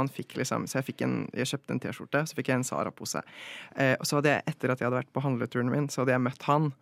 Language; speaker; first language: Norwegian; early bilingual, other home language; Polish